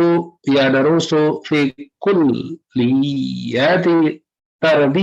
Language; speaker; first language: Arabic; non-native, learner; Indonesian